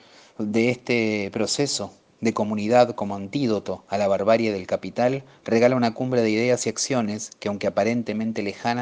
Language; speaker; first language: Spanish; native; Spanish